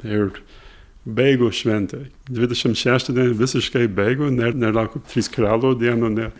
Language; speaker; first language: Lithuanian; early bilingual, heritage; English